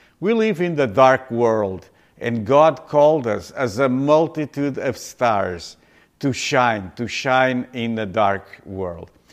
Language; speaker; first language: English; non-native, fluent; Portuguese